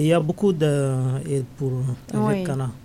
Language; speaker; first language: French; non-native, learner; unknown